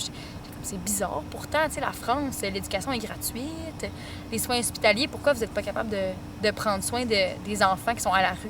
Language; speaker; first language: French; native; French